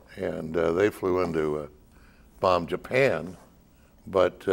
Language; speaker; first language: English; native; English